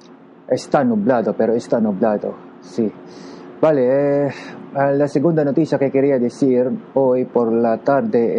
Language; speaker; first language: Spanish; non-native, learner; Japanese